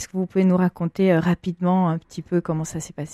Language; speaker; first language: French; native; French